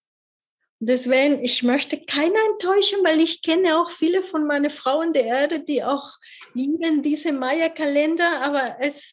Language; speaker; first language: German; non-native, fluent; Spanish